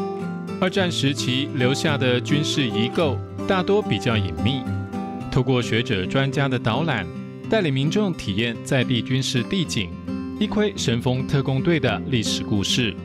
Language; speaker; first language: Chinese; native; Chinese